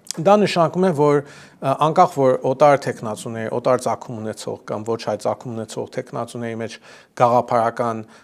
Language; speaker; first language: Armenian; early bilingual, heritage; Armenian